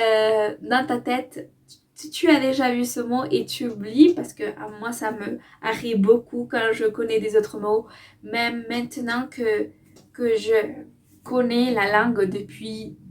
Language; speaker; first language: French; non-native, fluent; Spanish